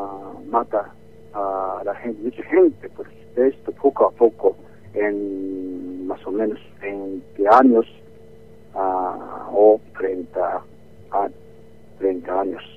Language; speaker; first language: Spanish; non-native, learner; Japanese